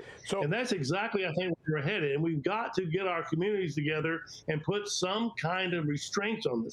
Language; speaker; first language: English; native; English